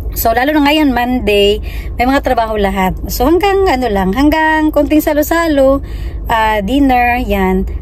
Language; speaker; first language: Filipino; non-native, local second language; Cebuano